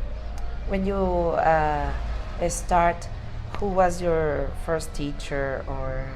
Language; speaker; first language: English; non-native, learner; Spanish